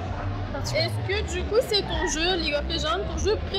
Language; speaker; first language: French; native; French